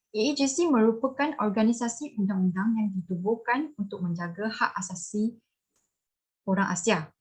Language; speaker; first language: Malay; non-native, local second language; Chinese